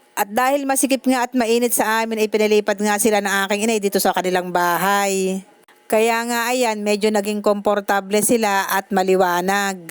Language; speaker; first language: Filipino; native; Filipino